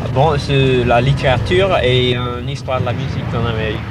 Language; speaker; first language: French; non-native, learner; English